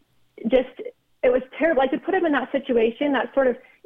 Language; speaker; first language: English; native; English